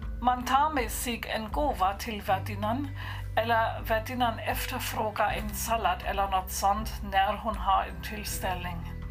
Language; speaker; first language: Swedish; non-native, fluent; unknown